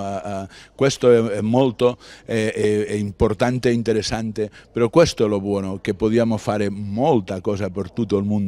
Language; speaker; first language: Italian; non-native, learner; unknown